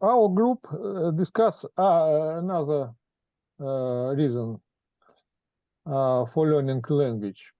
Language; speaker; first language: English; non-native, learner; Russian